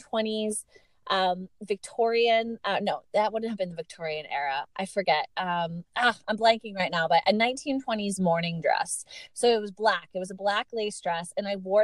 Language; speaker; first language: English; native; English